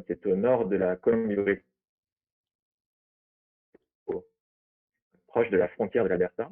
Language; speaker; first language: French; native; French